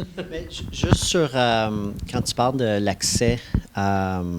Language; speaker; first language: French; native; French